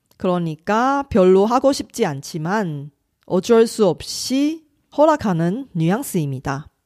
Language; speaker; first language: Korean; non-native, fluent; Chinese